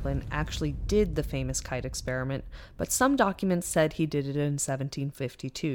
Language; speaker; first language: English; native; English